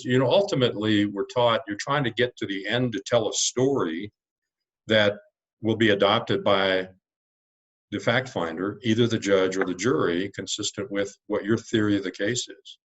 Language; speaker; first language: English; native; English